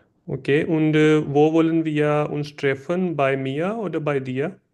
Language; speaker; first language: German; non-native, learner; Urdu